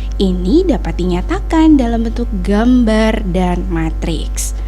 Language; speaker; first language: Indonesian; native; Indonesian